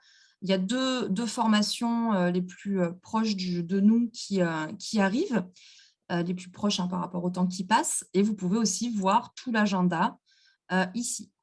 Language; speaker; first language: French; native; French